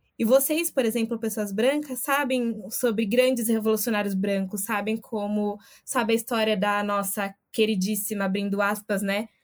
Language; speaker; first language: Portuguese; native; Portuguese